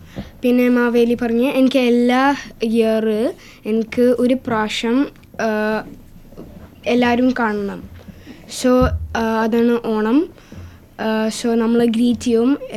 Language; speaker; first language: Malayalam; early bilingual, heritage; Malayalam